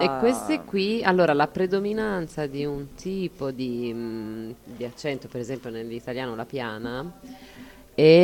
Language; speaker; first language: Italian; native; Italian